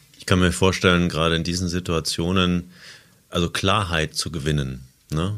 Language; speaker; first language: German; native; German